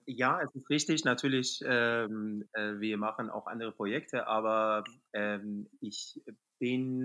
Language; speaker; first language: German; non-native, fluent; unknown